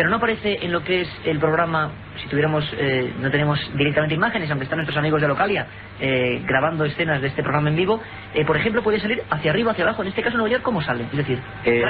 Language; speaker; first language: Spanish; native; Spanish